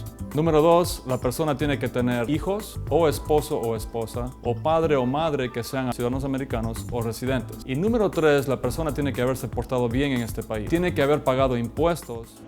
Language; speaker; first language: Spanish; non-native, fluent; English